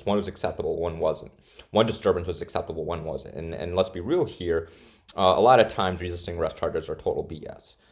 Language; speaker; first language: English; native; English